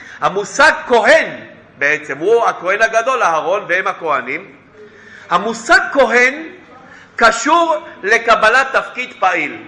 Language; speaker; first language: Hebrew; non-native, fluent; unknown